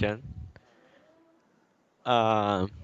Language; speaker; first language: English; non-native, learner; Chinese